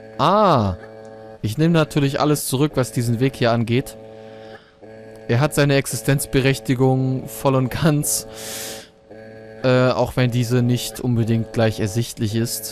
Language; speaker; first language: German; native; German